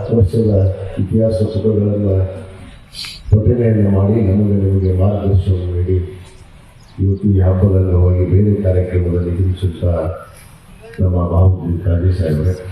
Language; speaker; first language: Kannada; native; Kannada